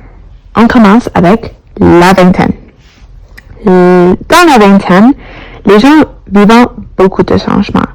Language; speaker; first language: French; non-native, learner; English